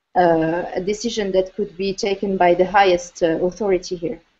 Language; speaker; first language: English; non-native, fluent; Arabic